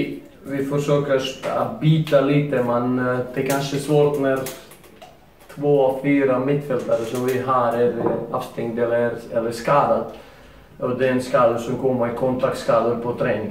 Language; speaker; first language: Swedish; non-native, learner; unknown